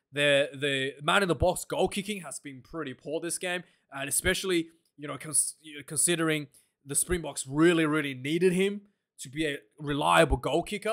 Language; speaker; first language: English; non-native, local second language; Afrikaans